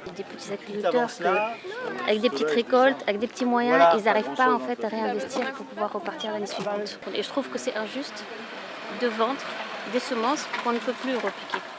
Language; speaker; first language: French; non-native, local second language; Arabic